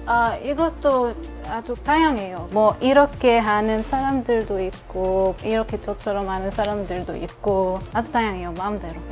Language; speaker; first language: Korean; non-native, learner; Arabic